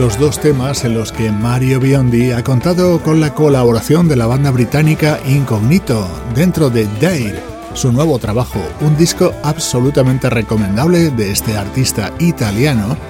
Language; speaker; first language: Spanish; native; Spanish